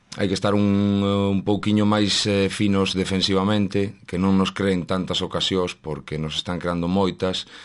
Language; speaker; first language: Galician; native; Galician